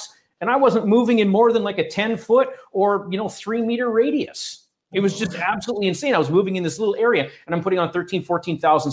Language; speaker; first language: English; native; English